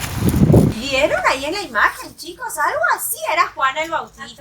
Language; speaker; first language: Spanish; native; Spanish